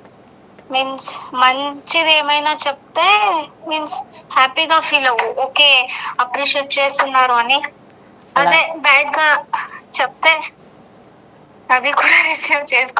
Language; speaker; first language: Telugu; non-native, learner; Kannada